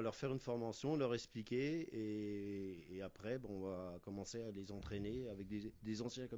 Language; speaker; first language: French; native; French